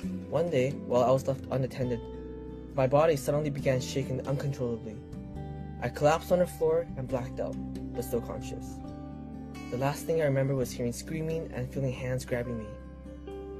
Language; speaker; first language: English; early bilingual, other home language; Chinese